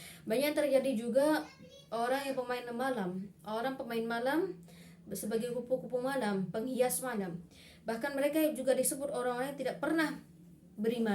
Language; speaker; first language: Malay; non-native, local second language; Madurese